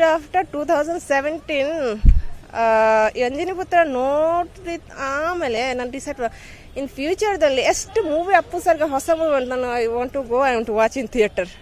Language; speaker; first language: Kannada; non-native, local second language; Bangla